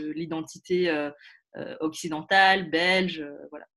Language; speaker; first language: French; native; French